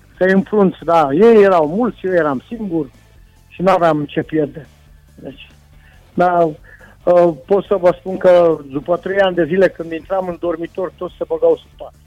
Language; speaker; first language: Romanian; non-native, local second language; Hungarian